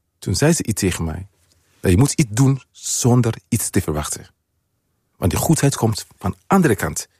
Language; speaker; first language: Dutch; non-native, fluent; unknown